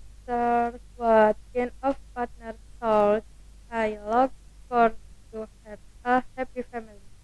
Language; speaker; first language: English; non-native, learner; Indonesian